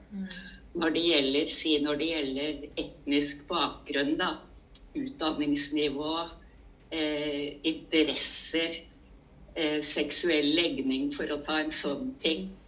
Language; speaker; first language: Norwegian; native; Norwegian